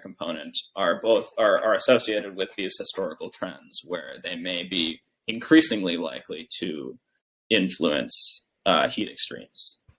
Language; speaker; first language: English; native; English